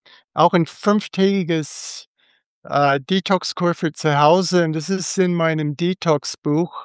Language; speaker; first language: German; non-native, fluent; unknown